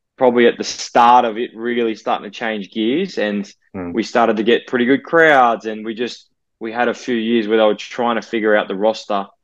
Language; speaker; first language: English; native; English